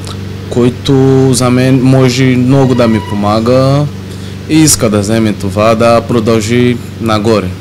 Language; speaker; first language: Bulgarian; non-native, learner; Portuguese